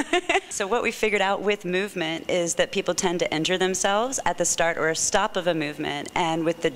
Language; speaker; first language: English; native; English